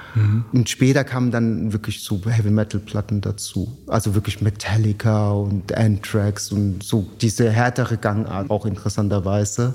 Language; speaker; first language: German; native; German